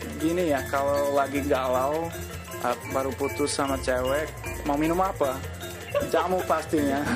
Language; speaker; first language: Indonesian; non-native, fluent; English